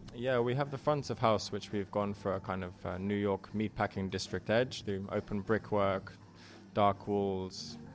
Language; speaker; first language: English; native; English